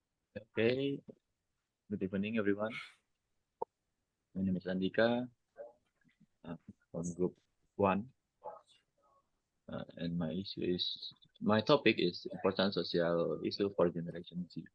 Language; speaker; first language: English; non-native, learner; Indonesian